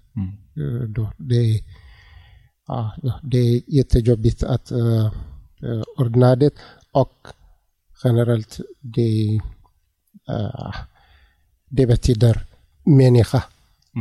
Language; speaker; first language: Swedish; non-native, learner; Tigrinya